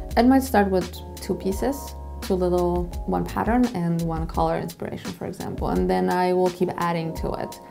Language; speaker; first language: English; non-native, fluent; Polish